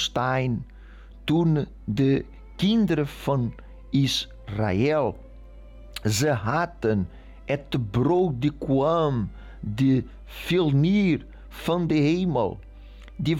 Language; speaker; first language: Dutch; non-native, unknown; Portuguese